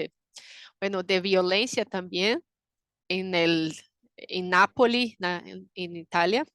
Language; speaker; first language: Spanish; non-native, fluent; Portuguese